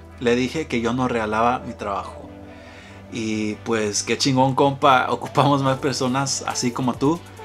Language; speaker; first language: Spanish; early bilingual, heritage; Spanish